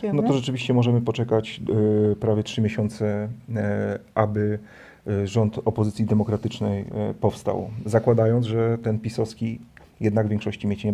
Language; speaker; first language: Polish; native; Polish